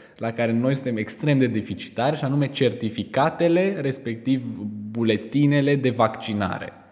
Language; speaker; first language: Romanian; native; Romanian